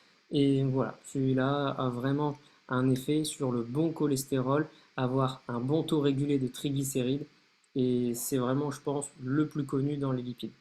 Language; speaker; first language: French; native; French